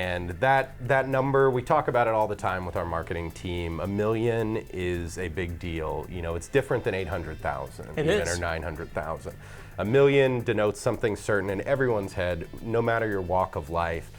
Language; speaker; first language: English; native; English